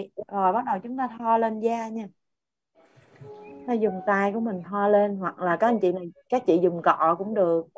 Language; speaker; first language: Vietnamese; native; Vietnamese